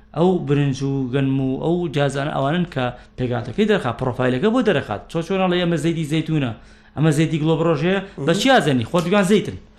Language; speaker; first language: Central Kurdish; native; Central Kurdish